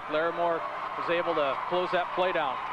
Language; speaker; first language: English; native; English